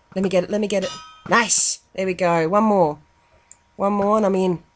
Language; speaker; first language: English; native; English